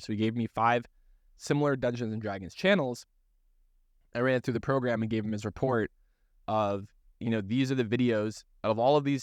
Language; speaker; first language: English; native; English